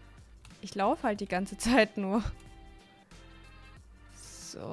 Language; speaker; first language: German; native; German